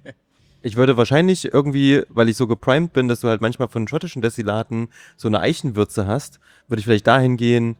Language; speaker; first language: German; native; German